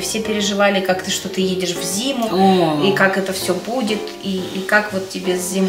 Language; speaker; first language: Russian; native; Russian